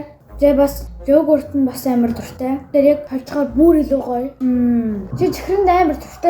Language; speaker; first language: Mongolian; early bilingual, heritage; Mongolian